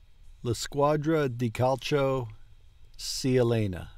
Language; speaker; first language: Italian; non-native, learner; English